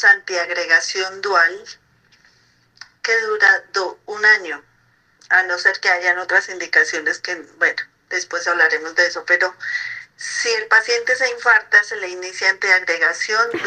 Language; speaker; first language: Spanish; native; Spanish